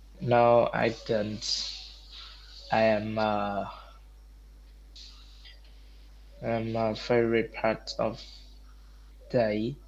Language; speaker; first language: English; non-native, learner; Vietnamese